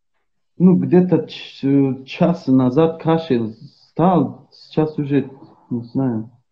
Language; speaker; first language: Russian; non-native, learner; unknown